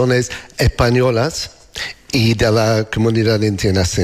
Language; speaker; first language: Spanish; non-native, learner; English